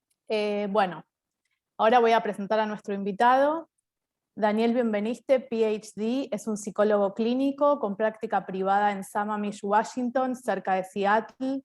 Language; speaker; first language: Spanish; native; Spanish